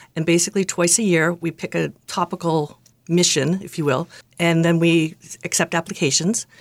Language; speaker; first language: English; native; English